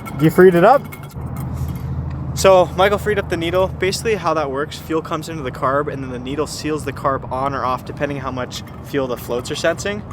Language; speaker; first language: English; native; English